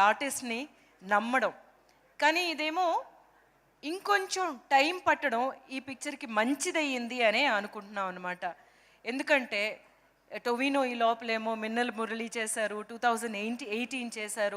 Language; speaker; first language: Telugu; native; Telugu